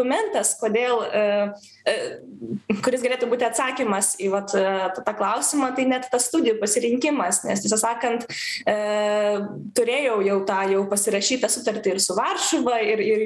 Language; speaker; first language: Lithuanian; non-native, local second language; Polish